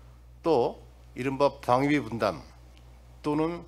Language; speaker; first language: Korean; native; Korean